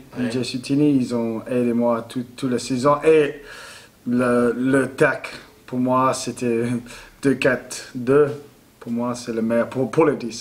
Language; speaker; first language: French; non-native, learner; English